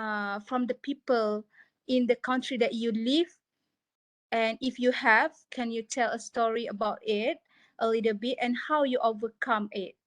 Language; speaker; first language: English; non-native, local second language; Malay